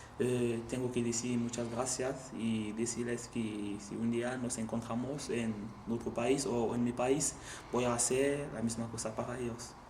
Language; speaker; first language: Spanish; non-native, learner; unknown